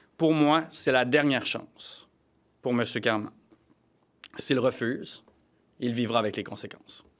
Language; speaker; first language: French; native; French